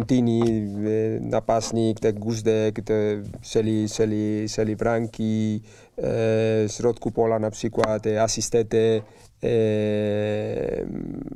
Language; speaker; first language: Polish; non-native, learner; Spanish